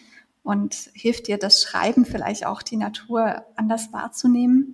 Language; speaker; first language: German; native; German